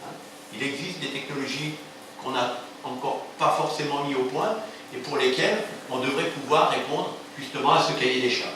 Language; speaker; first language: French; native; French